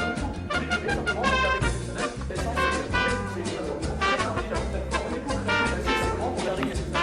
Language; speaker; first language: French; native; French